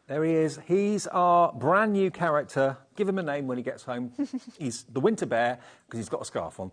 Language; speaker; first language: English; native; English